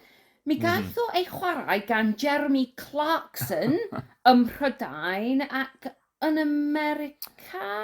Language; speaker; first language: Welsh; non-native, learner; English